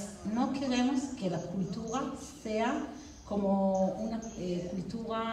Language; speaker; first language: Spanish; non-native, fluent; Hebrew